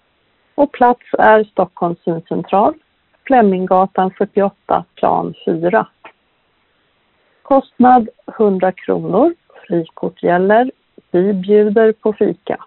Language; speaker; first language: Swedish; native; Swedish